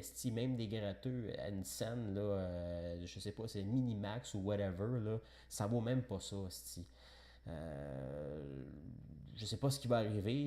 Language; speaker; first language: French; native; French